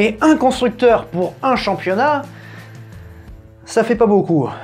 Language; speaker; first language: French; native; French